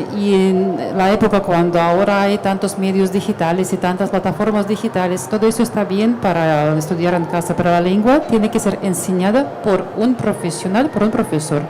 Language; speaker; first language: Spanish; non-native, fluent; Russian